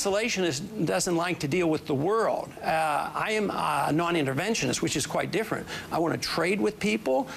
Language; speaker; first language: English; native; English